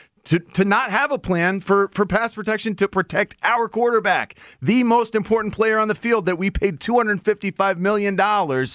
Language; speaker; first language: English; native; English